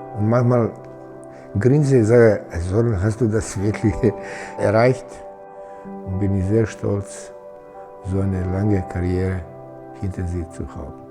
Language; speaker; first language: German; non-native, fluent; Serbian